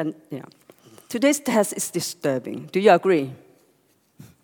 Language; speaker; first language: English; non-native, local second language; Cantonese